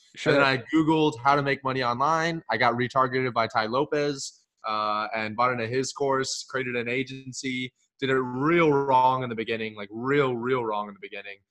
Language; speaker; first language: English; early bilingual, other home language; Hindi